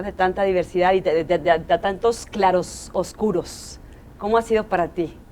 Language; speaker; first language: Spanish; native; Spanish